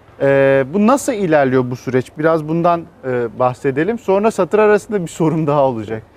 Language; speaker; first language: Turkish; native; Turkish